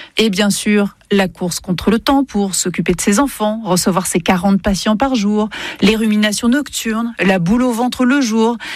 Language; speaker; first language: French; native; French